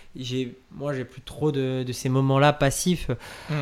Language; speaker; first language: French; native; French